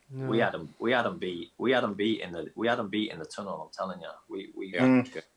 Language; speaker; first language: English; native; English